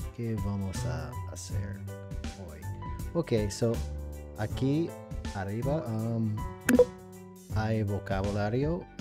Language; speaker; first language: Spanish; non-native, learner; English